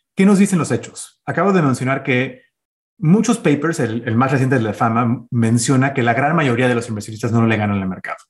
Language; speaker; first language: Spanish; early bilingual, heritage; Spanish